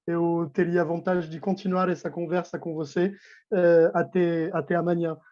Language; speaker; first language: Portuguese; non-native, fluent; French